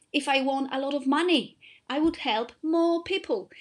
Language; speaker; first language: English; non-native, fluent; Polish